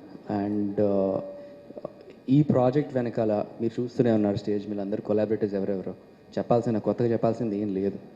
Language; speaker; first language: Telugu; native; Telugu